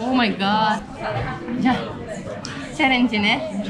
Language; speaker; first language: English; non-native, learner; Ukrainian